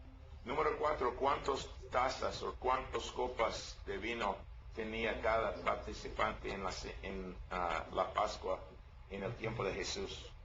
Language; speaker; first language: Spanish; non-native, learner; English